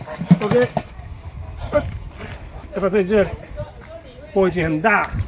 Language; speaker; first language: Chinese; non-native, fluent; Italian